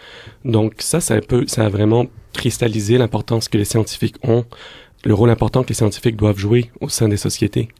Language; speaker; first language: French; native; French